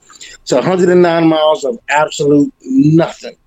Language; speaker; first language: English; native; English